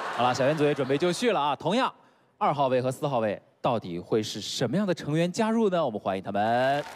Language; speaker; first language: Chinese; native; Chinese